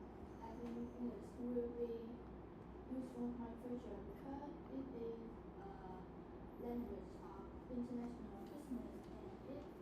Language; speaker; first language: English; non-native, learner; Vietnamese